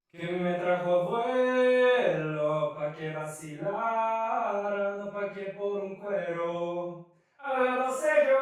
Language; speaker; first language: Spanish; non-native, fluent; English